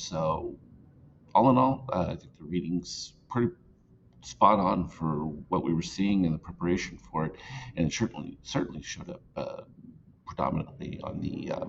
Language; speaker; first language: English; native; English